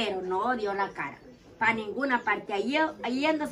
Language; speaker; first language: Spanish; native; Spanish